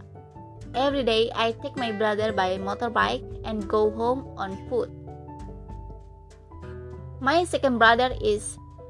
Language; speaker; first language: English; non-native, learner; Indonesian